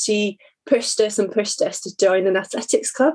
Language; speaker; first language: English; native; English